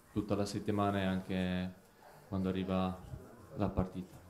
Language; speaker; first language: Italian; non-native, fluent; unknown